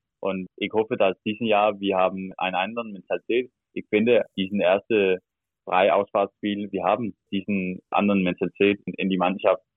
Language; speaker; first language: German; non-native, learner; Danish